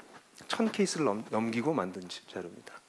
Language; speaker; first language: Korean; native; Korean